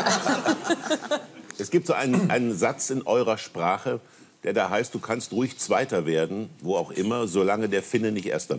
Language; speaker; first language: German; native; German